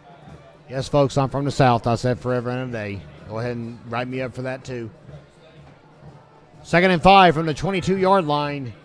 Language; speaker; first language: English; native; English